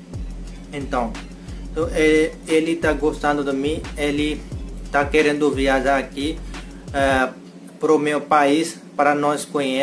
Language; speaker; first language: Portuguese; non-native, learner; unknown